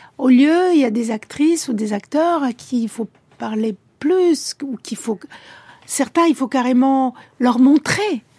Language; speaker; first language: French; early bilingual, other home language; Italian